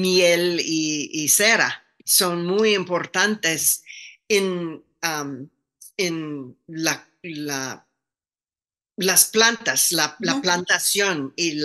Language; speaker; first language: Spanish; non-native, fluent; English